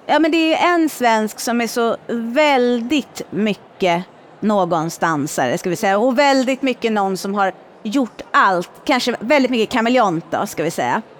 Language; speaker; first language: Swedish; native; Swedish